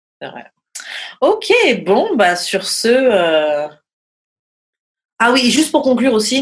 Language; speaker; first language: French; native; French